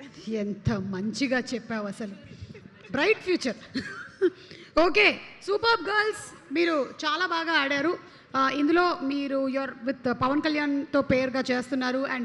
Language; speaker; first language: Telugu; native; Telugu